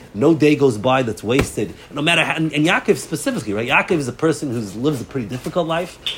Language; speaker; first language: English; native; English